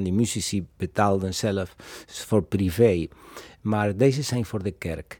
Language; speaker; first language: Dutch; non-native, fluent; Spanish